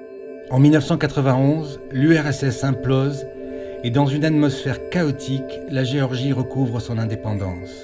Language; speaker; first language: French; native; French